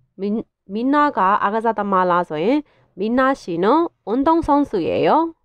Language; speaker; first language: Korean; non-native, fluent; Burmese